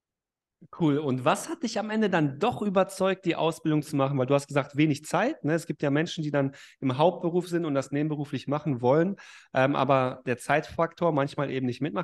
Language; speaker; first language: German; native; German